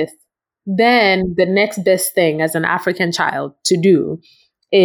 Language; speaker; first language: English; non-native, local second language; Yoruba